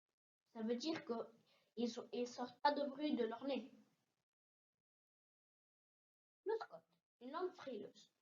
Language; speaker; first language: French; early bilingual, heritage; French